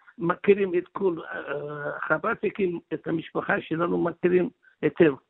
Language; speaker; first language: Hebrew; non-native, local second language; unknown